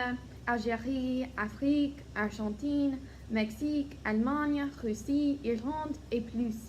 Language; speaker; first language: French; non-native, learner; English